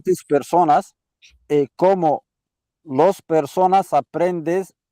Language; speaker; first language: Spanish; non-native, learner; Arabic